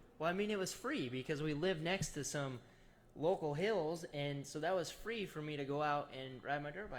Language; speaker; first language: English; native; English